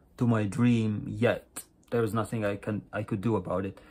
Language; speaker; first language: English; non-native, fluent; Latvian